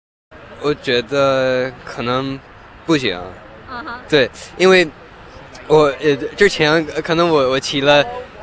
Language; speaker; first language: Chinese; early bilingual, heritage; Chinese